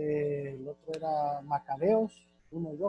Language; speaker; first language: Spanish; native; Spanish